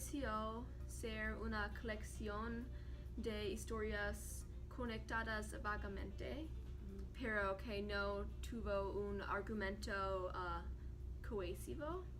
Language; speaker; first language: Spanish; non-native, learner; English